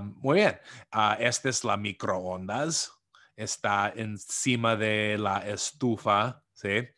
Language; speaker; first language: Spanish; non-native, fluent; English